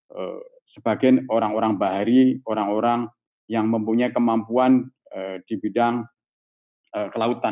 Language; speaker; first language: Indonesian; native; Indonesian